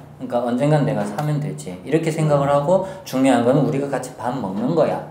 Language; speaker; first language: Korean; native; Korean